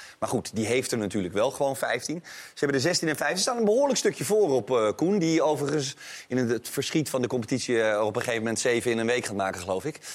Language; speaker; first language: Dutch; native; Dutch